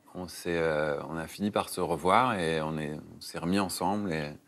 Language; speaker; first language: French; native; French